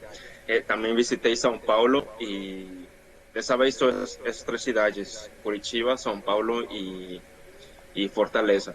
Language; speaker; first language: Portuguese; non-native, fluent; Spanish